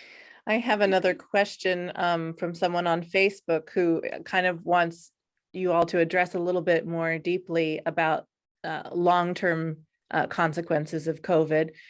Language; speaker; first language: English; native; English